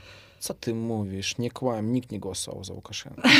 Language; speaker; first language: Polish; non-native, fluent; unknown